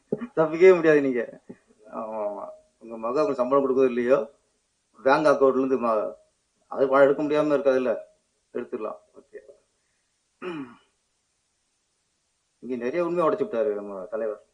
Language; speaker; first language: Tamil; native; Tamil